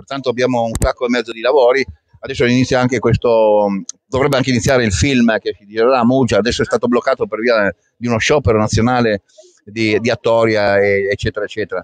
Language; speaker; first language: Italian; native; Italian